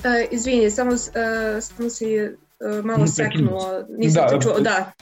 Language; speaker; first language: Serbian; early bilingual, heritage; English